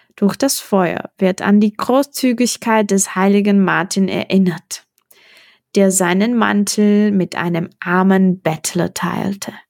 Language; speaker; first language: German; non-native, fluent; Czech